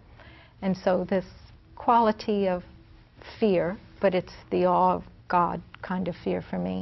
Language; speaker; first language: English; native; English